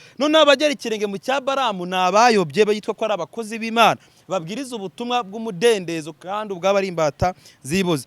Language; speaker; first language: Kinyarwanda; native; Kinyarwanda